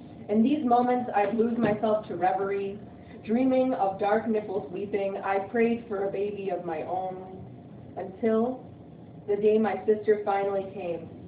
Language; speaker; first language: English; early bilingual, other home language; Spanish